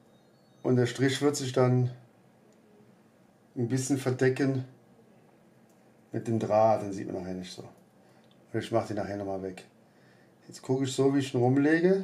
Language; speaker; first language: German; native; German